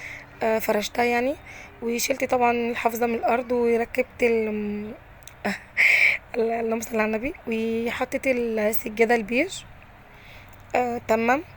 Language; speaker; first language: Arabic; native; Arabic